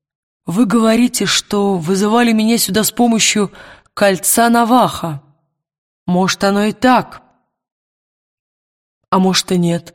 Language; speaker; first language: Russian; native; Russian